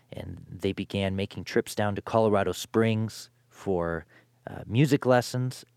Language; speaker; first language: English; native; English